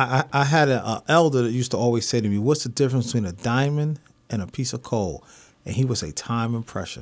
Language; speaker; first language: English; native; English